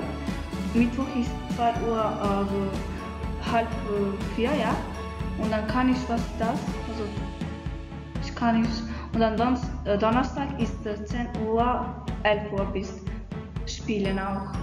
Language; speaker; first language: German; non-native, learner; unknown